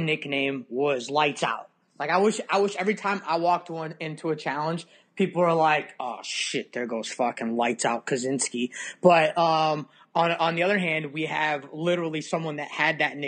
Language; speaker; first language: English; native; English